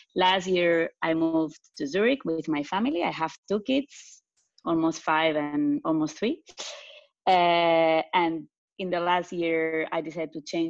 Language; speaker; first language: English; non-native, fluent; Spanish